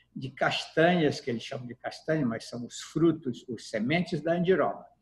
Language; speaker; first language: Portuguese; native; Portuguese